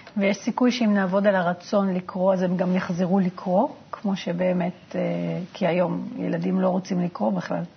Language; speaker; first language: Hebrew; native; Hebrew